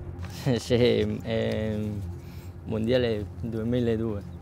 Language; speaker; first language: Italian; non-native, learner; Korean